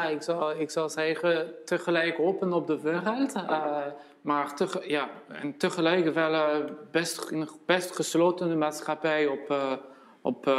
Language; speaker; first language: Dutch; non-native, fluent; French